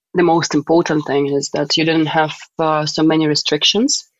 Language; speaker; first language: English; non-native, fluent; Russian